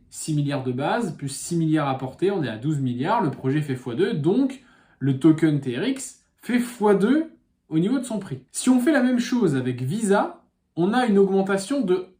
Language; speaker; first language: French; native; French